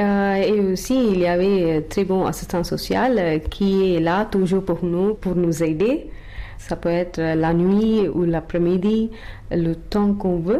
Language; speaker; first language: French; non-native, learner; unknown